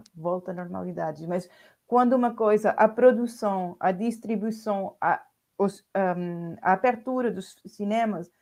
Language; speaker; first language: Portuguese; non-native, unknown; Spanish